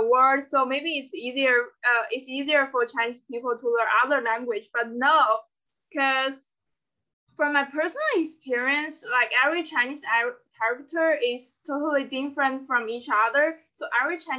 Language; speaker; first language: English; non-native, fluent; Chinese